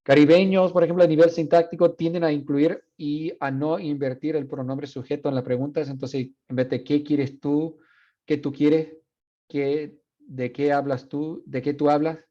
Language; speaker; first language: Spanish; non-native, fluent; English